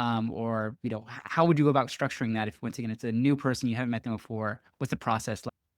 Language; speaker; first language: English; native; English